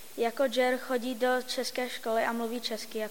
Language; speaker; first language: Czech; non-native, fluent; English